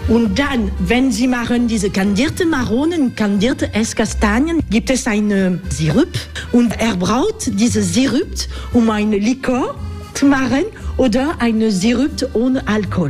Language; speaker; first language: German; non-native, learner; French